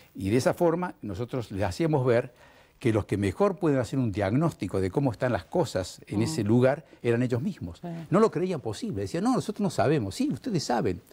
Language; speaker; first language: Spanish; native; Spanish